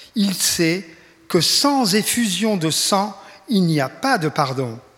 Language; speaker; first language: French; native; French